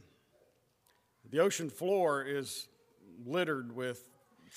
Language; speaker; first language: English; native; English